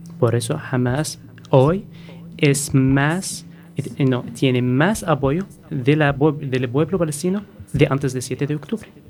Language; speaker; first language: Spanish; non-native, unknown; Arabic